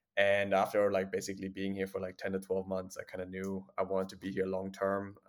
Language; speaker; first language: English; non-native, fluent; German